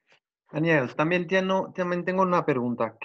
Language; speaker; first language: Spanish; non-native, learner; Portuguese